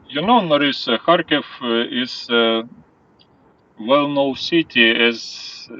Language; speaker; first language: English; non-native, learner; Ukrainian